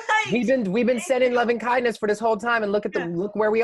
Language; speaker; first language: English; native; English